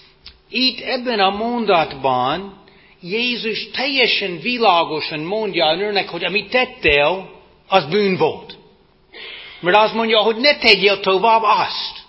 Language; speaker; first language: Hungarian; non-native, fluent; English